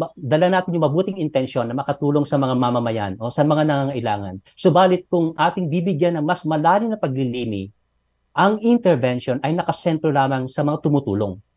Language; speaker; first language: Filipino; non-native, local second language; Iloko